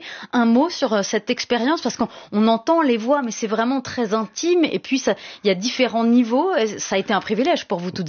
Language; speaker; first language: French; native; French